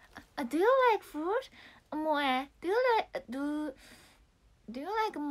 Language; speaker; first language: English; non-native, learner; Japanese